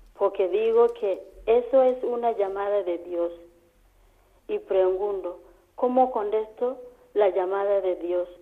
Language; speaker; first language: Spanish; non-native, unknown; Kamba